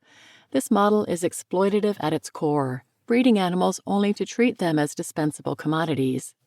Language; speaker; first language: English; native; English